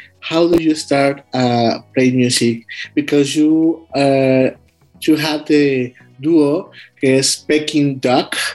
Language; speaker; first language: English; non-native, learner; Spanish